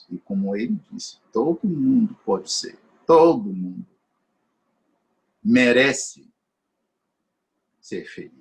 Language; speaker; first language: Portuguese; non-native, fluent; English